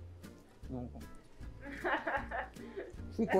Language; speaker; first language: French; native; French